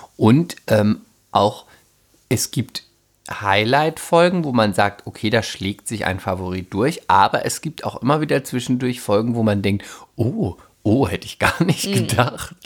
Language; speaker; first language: German; non-native, fluent; Spanish